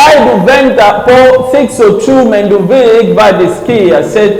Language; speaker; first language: Swedish; non-native, learner; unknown